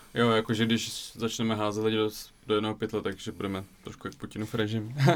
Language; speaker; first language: Czech; early bilingual, other home language; Russian